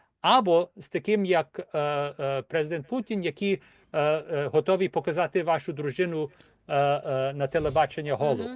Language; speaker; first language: Ukrainian; early bilingual, heritage; Ukrainian